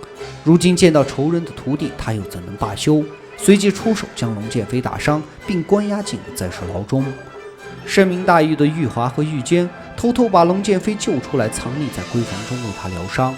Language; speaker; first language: Chinese; native; Chinese